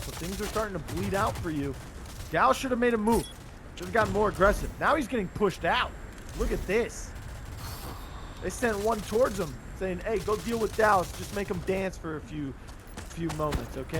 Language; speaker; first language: English; native; English